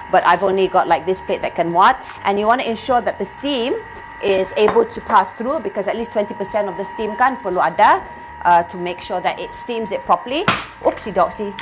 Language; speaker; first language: English; non-native, local second language; Malay